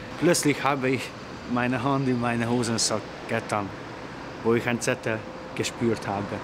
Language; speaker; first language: German; non-native, fluent; Hungarian